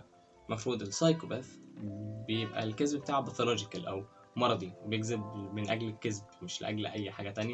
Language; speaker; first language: Arabic; native; Arabic